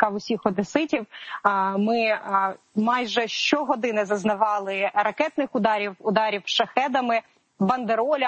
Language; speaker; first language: Ukrainian; native; Ukrainian